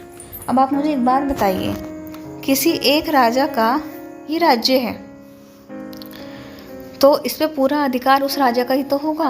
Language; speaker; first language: Hindi; native; Hindi